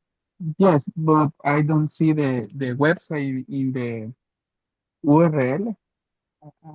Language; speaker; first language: English; non-native, learner; Spanish